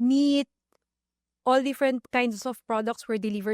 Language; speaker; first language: English; non-native, local second language; Filipino